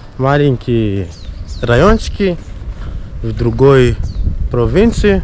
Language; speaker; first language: Russian; non-native, fluent; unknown